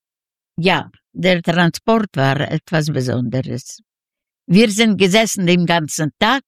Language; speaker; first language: German; non-native, learner; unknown